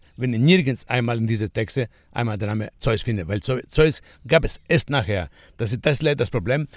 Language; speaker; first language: German; non-native, fluent; Greek